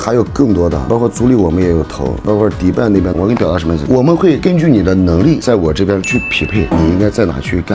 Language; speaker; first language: Chinese; native; Chinese